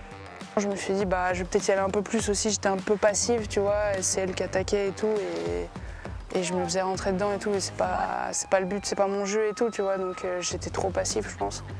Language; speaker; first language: French; native; French